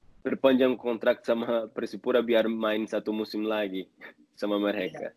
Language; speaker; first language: Indonesian; non-native, learner; Portuguese